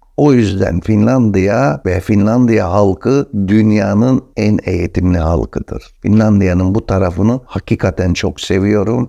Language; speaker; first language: Turkish; native; Turkish